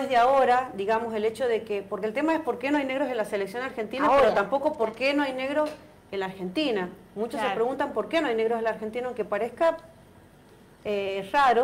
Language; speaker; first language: Spanish; native; Spanish